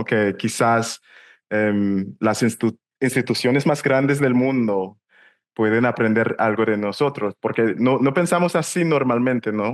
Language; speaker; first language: Spanish; non-native, fluent; English